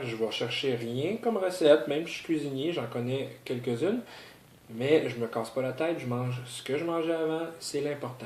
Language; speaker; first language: French; native; French